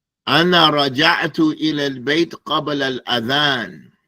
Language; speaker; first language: Arabic; non-native, fluent; English